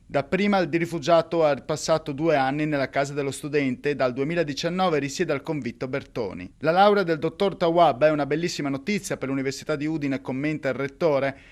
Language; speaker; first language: Italian; native; Italian